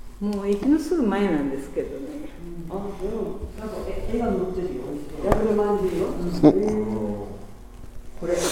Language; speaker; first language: Japanese; non-native, learner; English